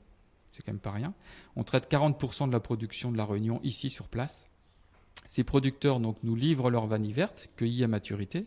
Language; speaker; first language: French; native; French